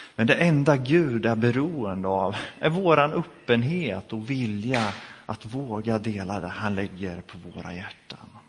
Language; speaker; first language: Swedish; native; Swedish